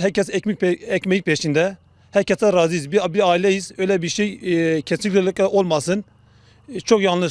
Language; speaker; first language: Turkish; non-native, local second language; Kurdish